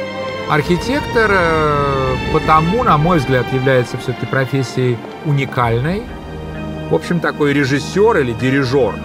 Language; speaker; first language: Russian; native; Russian